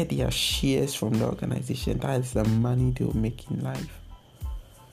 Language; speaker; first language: English; non-native, local second language; Akan